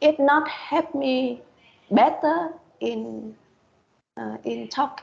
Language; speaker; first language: English; non-native, learner; Vietnamese